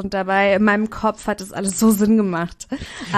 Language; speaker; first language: German; native; German